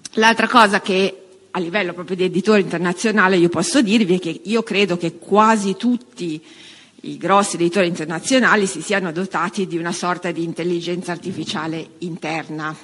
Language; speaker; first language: Italian; native; Italian